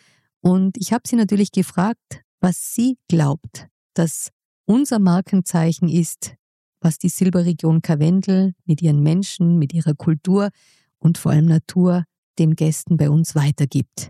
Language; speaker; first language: German; native; German